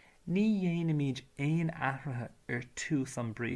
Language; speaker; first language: Irish; non-native, local second language; English